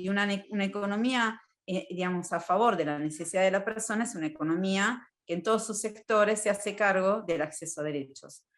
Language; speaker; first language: Spanish; non-native, fluent; Italian